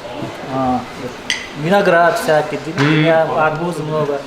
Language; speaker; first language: Russian; non-native, local second language; Uzbek